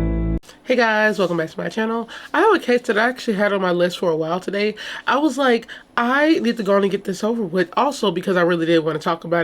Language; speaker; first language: English; native; English